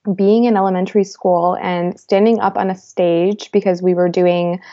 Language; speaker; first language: English; early bilingual, other home language; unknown